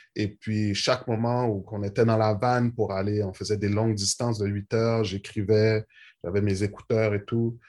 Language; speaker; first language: French; native; French